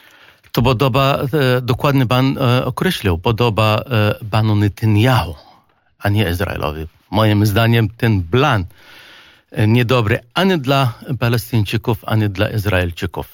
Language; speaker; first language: Polish; non-native, fluent; Arabic